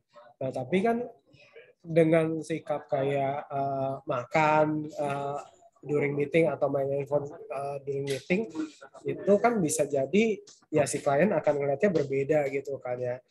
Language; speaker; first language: Indonesian; native; Indonesian